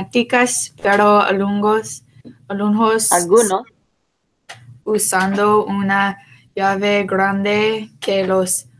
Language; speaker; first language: Spanish; non-native, learner; English